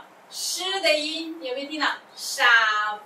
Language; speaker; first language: Chinese; non-native, local second language; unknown